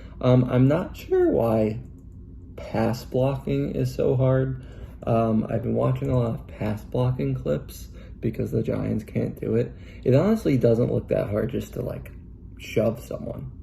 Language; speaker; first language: English; native; English